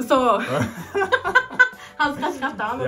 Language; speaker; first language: Japanese; non-native, learner; Portuguese